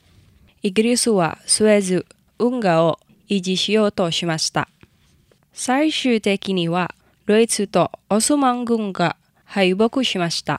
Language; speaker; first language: Japanese; non-native, fluent; Indonesian